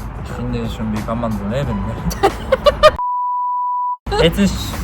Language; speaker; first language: German; non-native, learner; Japanese